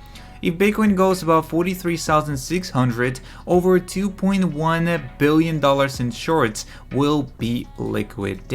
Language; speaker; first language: English; non-native, fluent; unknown